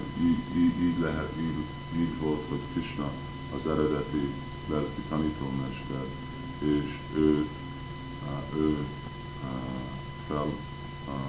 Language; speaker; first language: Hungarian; early bilingual, heritage; Hungarian